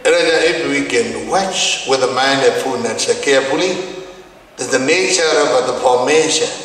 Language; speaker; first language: English; non-native, learner; Burmese